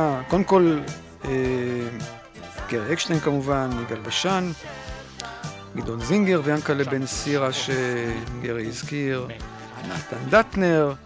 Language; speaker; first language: Hebrew; native; Hebrew